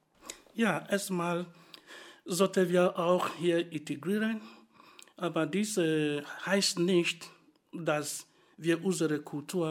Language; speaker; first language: German; non-native, fluent; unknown